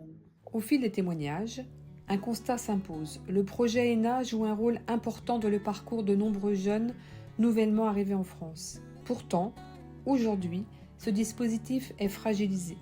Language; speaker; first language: French; native; French